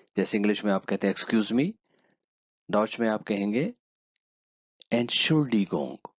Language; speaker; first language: Urdu; native; Urdu